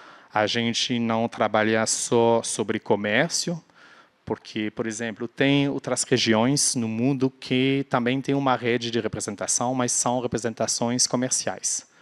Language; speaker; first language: Portuguese; non-native, fluent; French